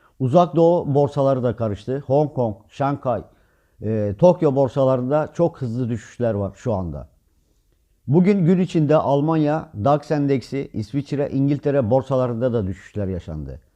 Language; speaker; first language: Turkish; native; Turkish